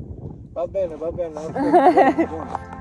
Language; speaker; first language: Italian; non-native, learner; Albanian